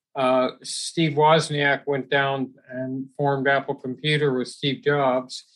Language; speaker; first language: English; native; English